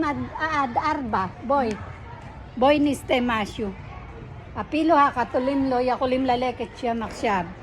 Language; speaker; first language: Hebrew; non-native, learner; Filipino